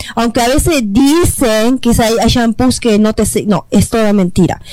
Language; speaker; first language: Spanish; native; Spanish